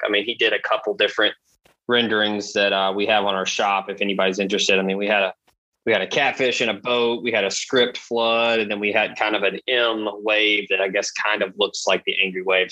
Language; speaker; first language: English; native; English